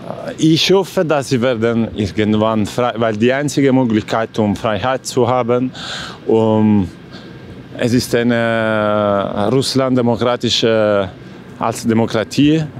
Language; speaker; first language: German; non-native, learner; Russian